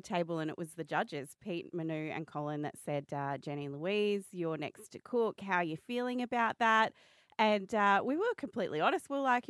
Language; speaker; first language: English; native; English